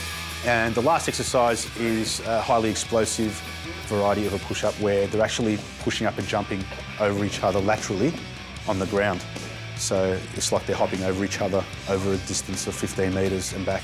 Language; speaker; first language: English; native; English